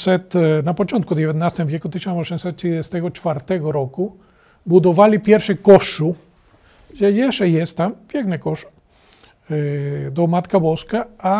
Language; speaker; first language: Polish; non-native, learner; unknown